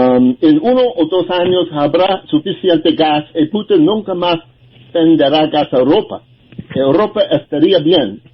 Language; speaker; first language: Spanish; non-native, learner; English